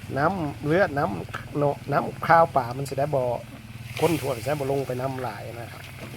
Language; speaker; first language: Thai; non-native, local second language; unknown